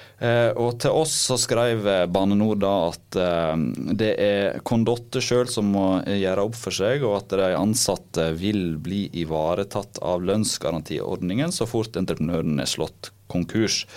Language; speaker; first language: Norwegian; native; Norwegian